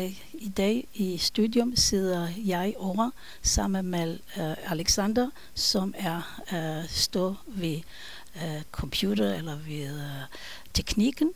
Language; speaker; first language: Danish; non-native, learner; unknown